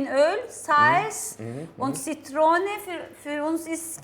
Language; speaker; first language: German; non-native, learner; Turkish